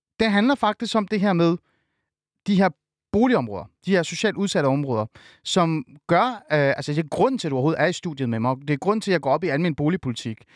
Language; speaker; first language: Danish; early bilingual, other home language; Persian